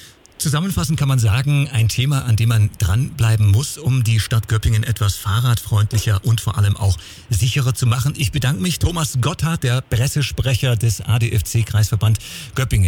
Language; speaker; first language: German; native; German